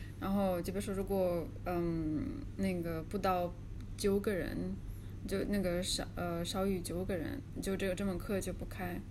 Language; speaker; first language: Chinese; non-native, fluent; Russian